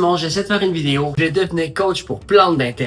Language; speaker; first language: French; native; French